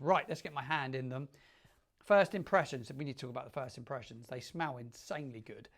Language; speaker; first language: English; native; English